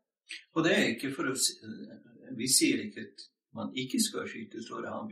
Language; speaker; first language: Norwegian; non-native, fluent; English